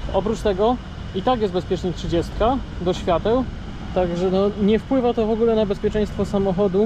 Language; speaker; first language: Polish; native; Polish